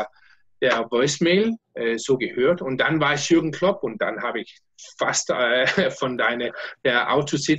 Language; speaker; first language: German; non-native, learner; Danish